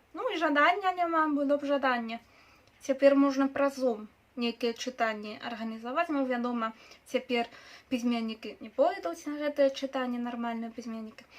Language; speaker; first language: Belarusian; non-native, local second language; Russian